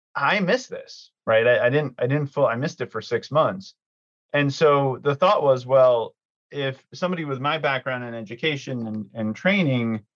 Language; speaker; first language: English; early bilingual, other home language; Greek